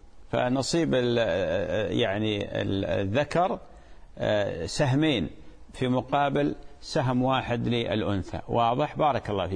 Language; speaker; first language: Arabic; native; Arabic